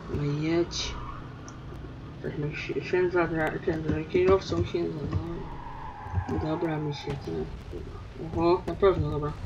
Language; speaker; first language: Polish; native; Polish